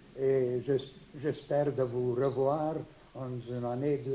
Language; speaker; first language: French; non-native, fluent; Romanian